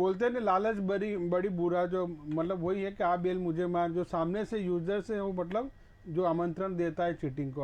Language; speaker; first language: Hindi; non-native, local second language; Gujarati